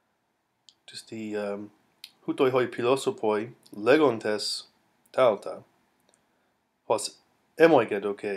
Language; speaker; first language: Greek; non-native, fluent; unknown